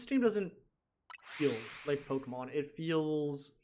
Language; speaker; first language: English; native; English